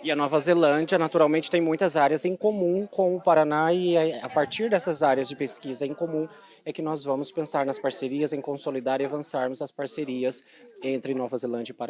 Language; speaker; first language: Portuguese; native; Portuguese